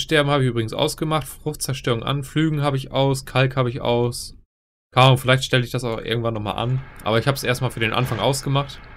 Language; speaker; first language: German; native; German